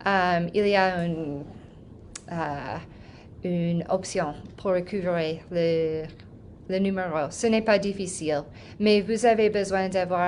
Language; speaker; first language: French; non-native, learner; English